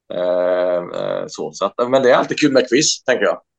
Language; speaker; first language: Swedish; native; Swedish